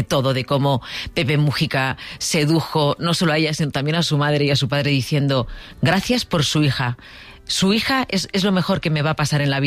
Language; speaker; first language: Spanish; native; Spanish